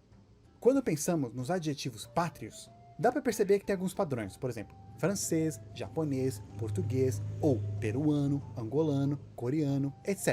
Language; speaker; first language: Portuguese; native; Portuguese